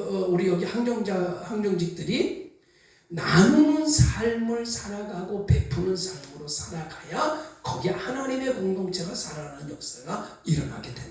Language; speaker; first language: Korean; native; Korean